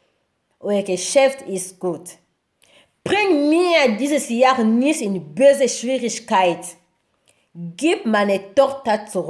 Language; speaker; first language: German; non-native, learner; Lingala